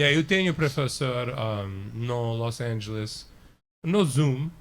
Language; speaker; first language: Portuguese; non-native, learner; English